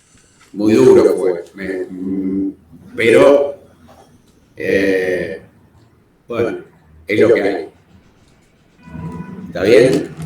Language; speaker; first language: Spanish; native; Spanish